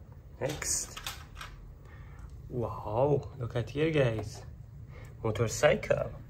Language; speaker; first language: English; non-native, learner; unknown